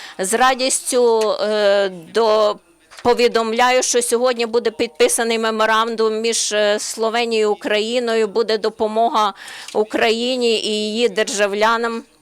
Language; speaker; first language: Ukrainian; non-native, learner; Slovenian